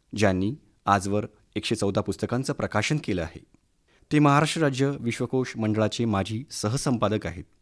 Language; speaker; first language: Marathi; native; Marathi